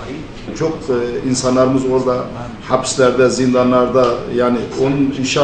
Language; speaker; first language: Turkish; non-native, fluent; Arabic